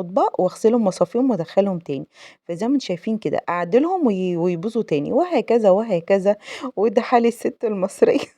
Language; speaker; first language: Arabic; native; Arabic